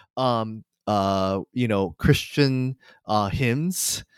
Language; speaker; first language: English; non-native, fluent; Japanese